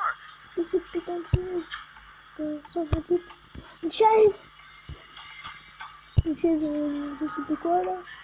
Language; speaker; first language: French; native; French